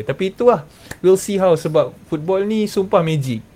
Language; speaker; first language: English; non-native, local second language; Malay